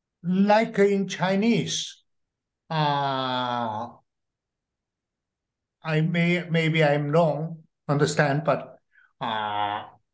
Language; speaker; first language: English; non-native, learner; Korean